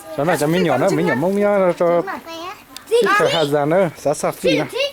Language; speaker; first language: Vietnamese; non-native, local second language; Hmong